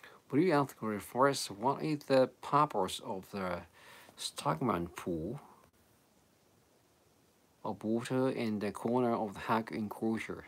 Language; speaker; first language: English; non-native, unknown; Japanese